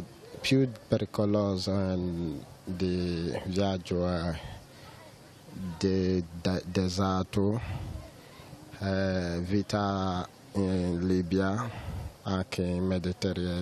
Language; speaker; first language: Italian; non-native, learner; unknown